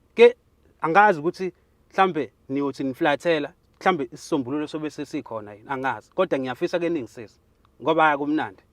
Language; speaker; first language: Zulu; native; Zulu